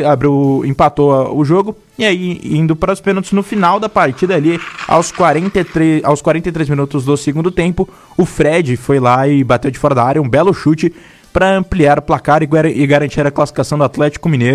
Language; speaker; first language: Portuguese; native; Portuguese